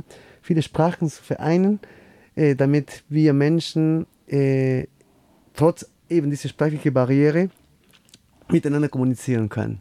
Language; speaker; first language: German; non-native, fluent; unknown